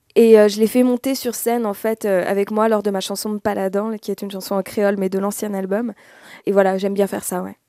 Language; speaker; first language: French; native; French